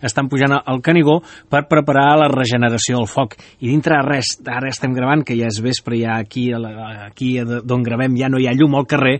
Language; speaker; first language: Catalan; native; Catalan